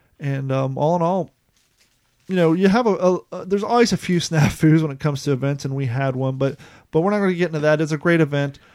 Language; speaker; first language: English; native; English